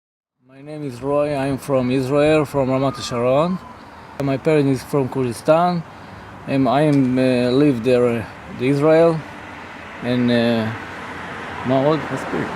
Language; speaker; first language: English; non-native, learner; Hebrew